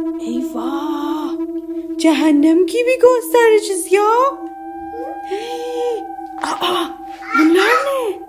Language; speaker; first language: Turkish; non-native, fluent; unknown